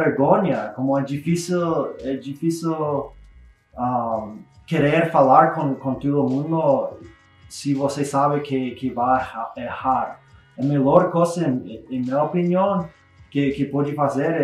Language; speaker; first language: Portuguese; non-native, learner; English